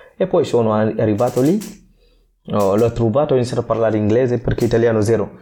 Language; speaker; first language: Italian; non-native, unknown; Fula